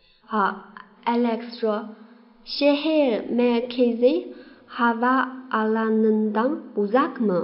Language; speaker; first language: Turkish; non-native, fluent; Chinese